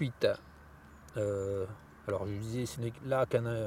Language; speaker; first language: French; native; French